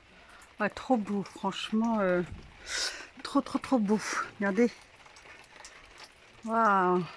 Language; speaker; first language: French; native; French